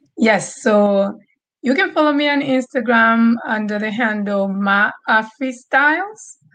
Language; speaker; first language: English; non-native, local second language; Swahili